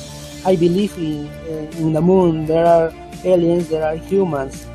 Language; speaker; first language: English; non-native, learner; Spanish